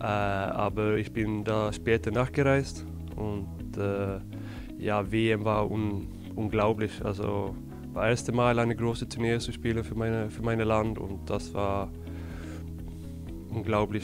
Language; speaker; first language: German; non-native, fluent; Swedish